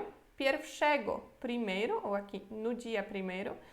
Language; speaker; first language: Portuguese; non-native, fluent; Polish